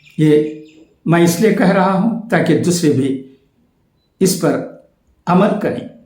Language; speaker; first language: Urdu; native; Urdu